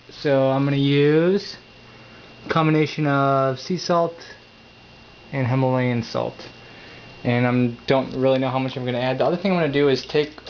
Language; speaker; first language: English; native; English